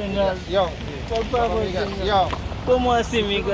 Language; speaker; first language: Spanish; non-native, learner; Haitian Creole